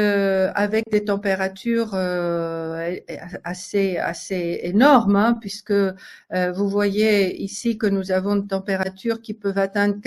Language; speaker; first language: French; native; French